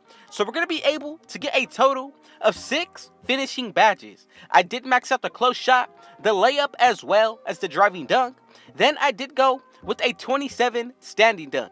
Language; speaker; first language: English; native; English